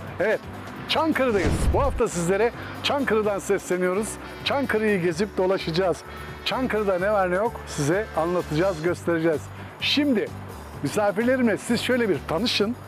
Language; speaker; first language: Turkish; native; Turkish